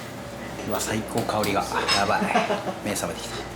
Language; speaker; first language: Japanese; native; Japanese